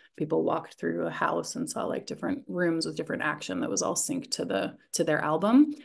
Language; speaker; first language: English; native; English